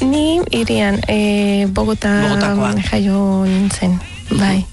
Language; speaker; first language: Basque; non-native, learner; Spanish